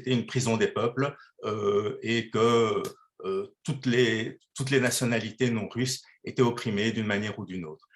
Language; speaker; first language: French; native; French